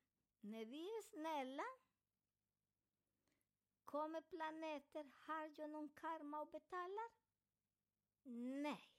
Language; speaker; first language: Swedish; non-native, fluent; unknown